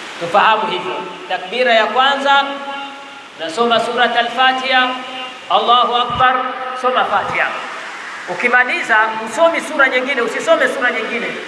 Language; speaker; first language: Swahili; native; Swahili